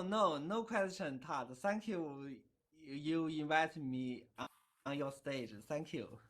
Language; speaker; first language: English; non-native, learner; Chinese